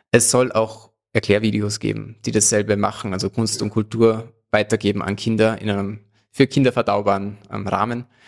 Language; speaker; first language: German; native; German